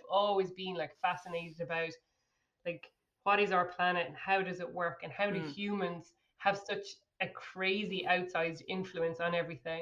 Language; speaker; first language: English; native; English